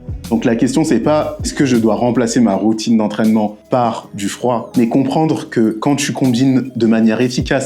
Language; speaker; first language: French; native; French